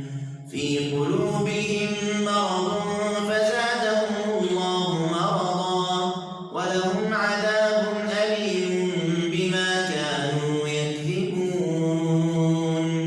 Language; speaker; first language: Arabic; native; Arabic